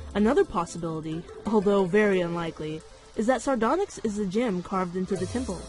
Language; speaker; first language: English; native; English